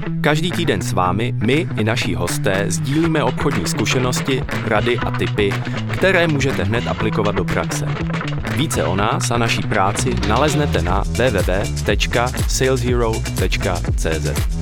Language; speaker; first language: Czech; native; Czech